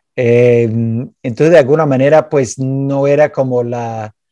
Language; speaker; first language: Spanish; non-native, fluent; English